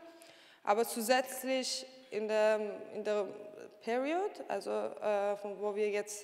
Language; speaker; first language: German; non-native, learner; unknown